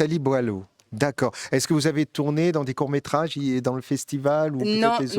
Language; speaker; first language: French; native; French